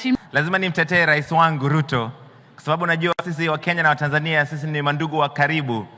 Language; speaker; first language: Swahili; non-native, local second language; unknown